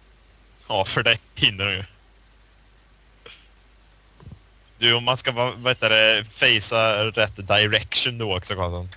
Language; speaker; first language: Swedish; native; Swedish